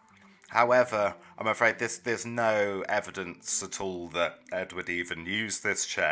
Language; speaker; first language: English; native; English